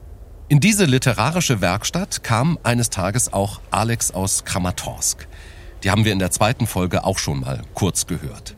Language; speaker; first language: German; native; German